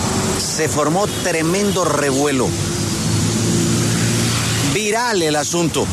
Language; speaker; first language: Spanish; native; Spanish